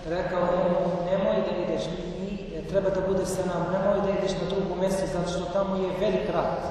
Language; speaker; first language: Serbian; non-native, learner; Arabic